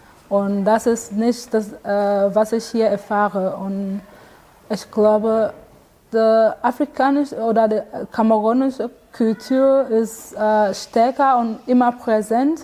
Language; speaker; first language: German; non-native, learner; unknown